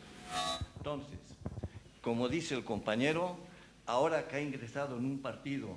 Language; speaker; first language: Spanish; native; Spanish